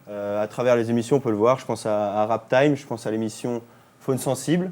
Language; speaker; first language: French; native; French